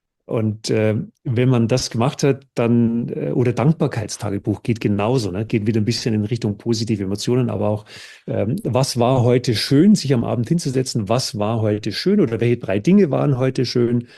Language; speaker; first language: German; native; German